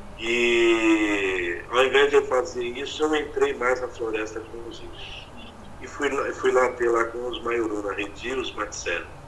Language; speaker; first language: Portuguese; native; Portuguese